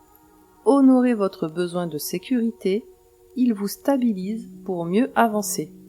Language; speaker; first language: French; native; French